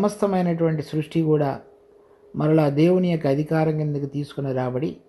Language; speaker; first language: Telugu; native; Telugu